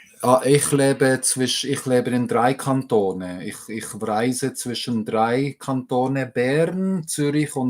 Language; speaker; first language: German; non-native, learner; English